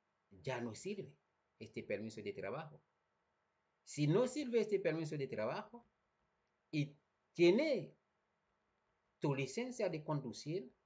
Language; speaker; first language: Spanish; non-native, fluent; Haitian Creole